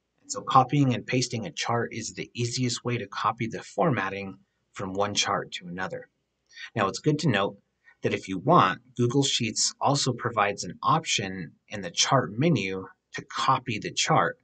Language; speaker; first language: English; native; English